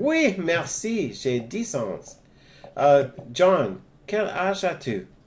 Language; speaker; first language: French; non-native, learner; English